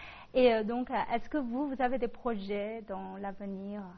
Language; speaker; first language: French; non-native, fluent; Chinese